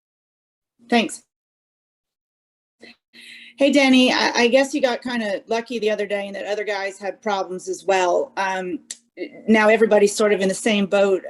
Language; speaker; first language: English; native; English